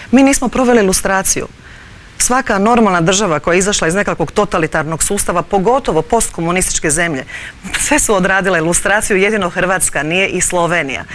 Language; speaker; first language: Croatian; early bilingual, heritage; Croatian